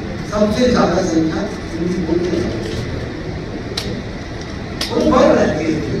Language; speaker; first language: Hindi; non-native, local second language; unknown